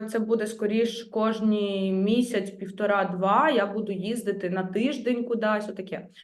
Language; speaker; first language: Ukrainian; native; Ukrainian